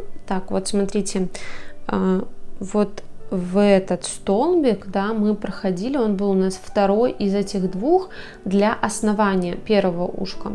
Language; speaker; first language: Russian; native; Russian